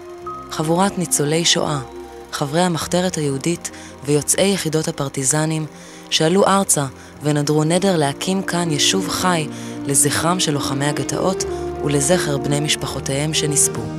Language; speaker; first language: Hebrew; native; Hebrew